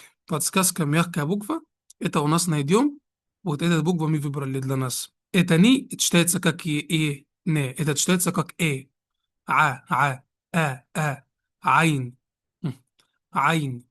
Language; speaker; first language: Russian; non-native, fluent; Arabic